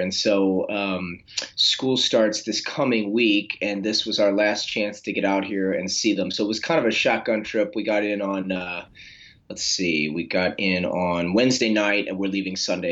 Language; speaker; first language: English; native; English